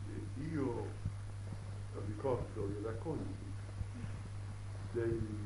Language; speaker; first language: Italian; early bilingual, heritage; Italian